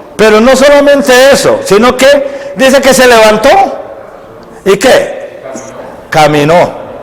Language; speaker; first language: Spanish; native; Spanish